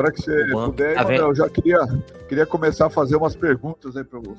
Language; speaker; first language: Portuguese; native; Portuguese